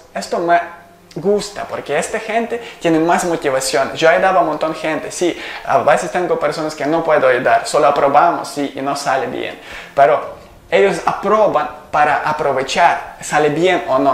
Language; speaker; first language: Spanish; non-native, learner; Ukrainian